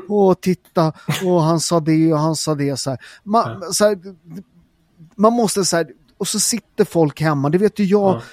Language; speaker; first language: Swedish; early bilingual, other home language; Italian